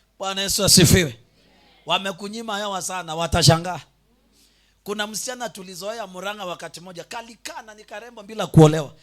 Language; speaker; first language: Swahili; non-native, local second language; Kamba